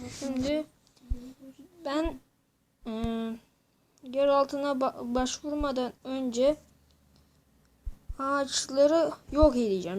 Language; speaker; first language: Turkish; native; Turkish